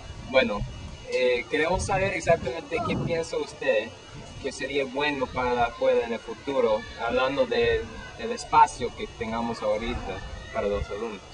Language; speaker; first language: Spanish; non-native, fluent; English